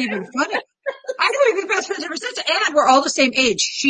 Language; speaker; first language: English; native; English